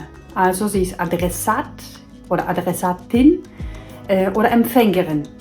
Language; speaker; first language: German; non-native, fluent; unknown